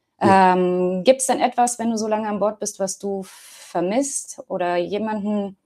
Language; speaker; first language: German; native; German